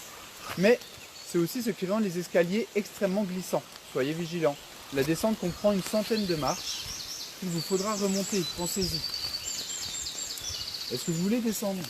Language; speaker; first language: French; native; French